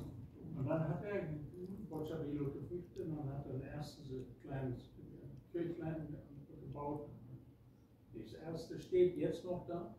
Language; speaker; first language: German; early bilingual, heritage; German